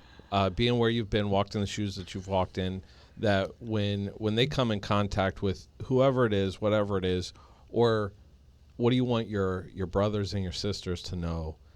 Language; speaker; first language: English; native; English